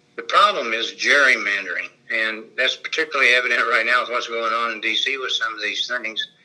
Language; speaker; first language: English; native; English